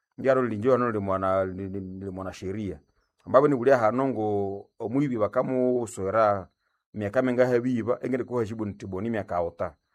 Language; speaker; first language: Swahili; non-native, local second language; Nande